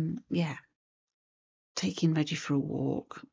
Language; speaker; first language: English; native; English